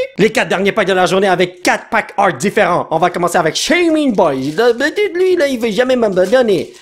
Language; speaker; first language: French; native; French